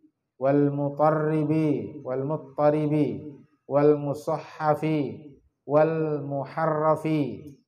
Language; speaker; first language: Arabic; non-native, fluent; Indonesian